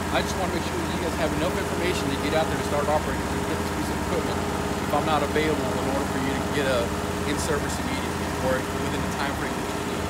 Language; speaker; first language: English; native; English